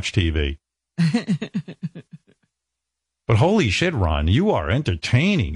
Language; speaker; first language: English; native; English